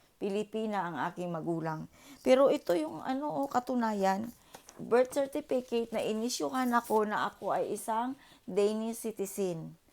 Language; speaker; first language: Filipino; early bilingual, heritage; Filipino